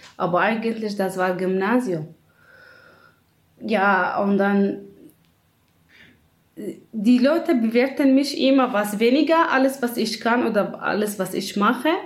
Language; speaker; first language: German; non-native, learner; Arabic